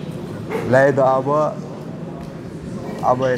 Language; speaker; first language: German; non-native, learner; Chechen